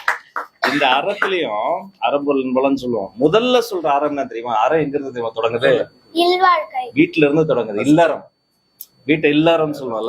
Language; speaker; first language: Tamil; native; Tamil